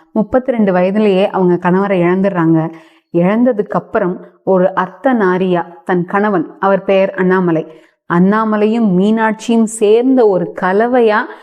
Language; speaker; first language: Tamil; native; Tamil